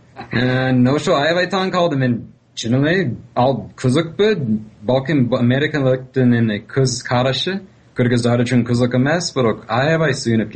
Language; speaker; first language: Kyrgyz; non-native, fluent; English